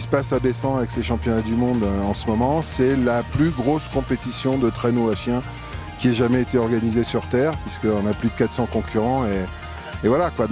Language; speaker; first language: French; native; French